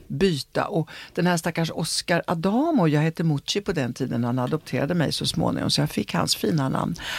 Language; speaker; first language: Swedish; early bilingual, other home language; Italian